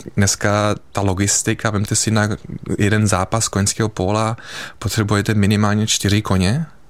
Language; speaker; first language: Czech; early bilingual, heritage; Czech